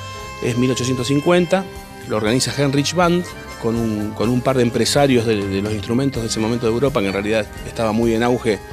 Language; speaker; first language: Spanish; native; Spanish